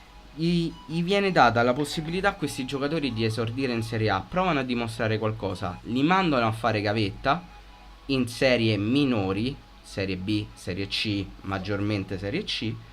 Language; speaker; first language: Italian; native; Italian